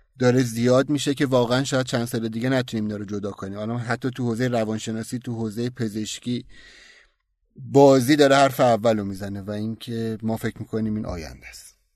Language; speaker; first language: Persian; native; Persian